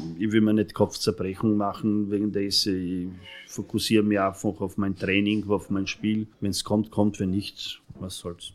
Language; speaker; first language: German; non-native, fluent; Serbian